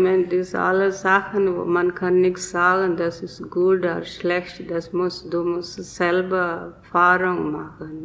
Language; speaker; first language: German; non-native, learner; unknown